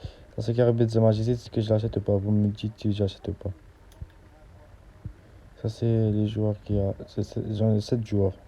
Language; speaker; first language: French; native; French